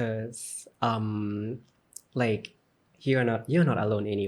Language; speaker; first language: English; non-native, learner; Thai